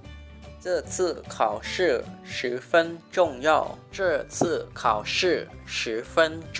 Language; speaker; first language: Chinese; non-native, fluent; Lao